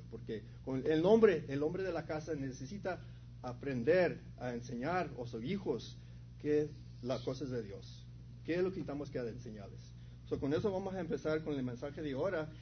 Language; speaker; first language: Spanish; early bilingual, heritage; Spanish